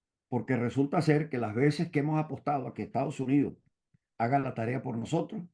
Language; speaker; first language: Spanish; native; Spanish